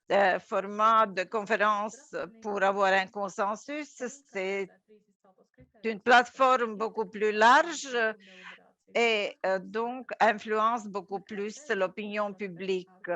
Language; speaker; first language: French; non-native, fluent; Latvian